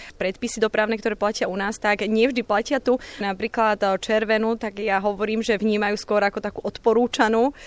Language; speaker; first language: Slovak; native; Slovak